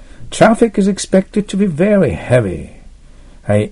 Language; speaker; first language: English; non-native, fluent; Japanese